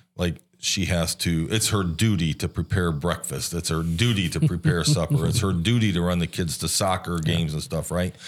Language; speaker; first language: English; native; English